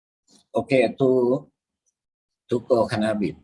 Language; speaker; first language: English; non-native, learner; Thai